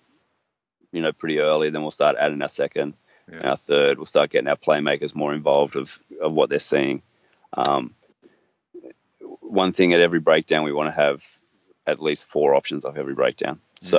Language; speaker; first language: English; native; English